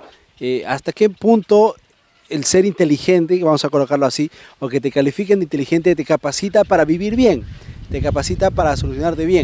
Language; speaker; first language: Spanish; native; Spanish